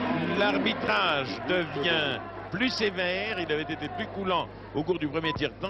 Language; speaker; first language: French; native; French